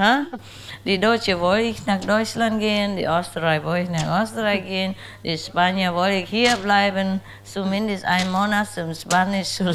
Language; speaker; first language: German; non-native, learner; Vietnamese